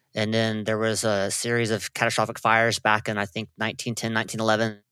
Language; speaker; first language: English; native; English